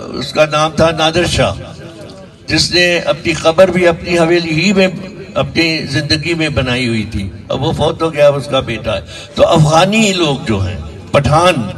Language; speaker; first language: Urdu; non-native, local second language; Sindhi